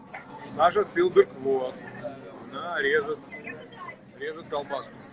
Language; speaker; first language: Russian; native; Russian